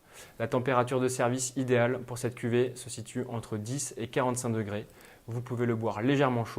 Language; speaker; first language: French; native; French